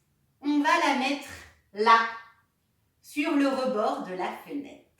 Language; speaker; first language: French; native; French